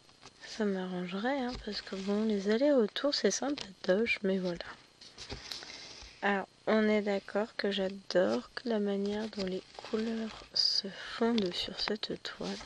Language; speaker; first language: French; native; French